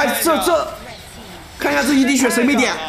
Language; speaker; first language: Chinese; native; Chinese